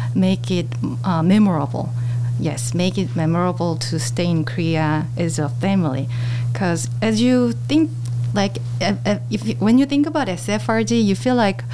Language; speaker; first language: English; non-native, fluent; Korean